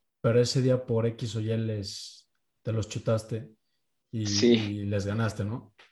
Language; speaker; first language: Spanish; native; Spanish